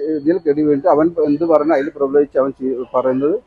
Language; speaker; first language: Malayalam; native; Malayalam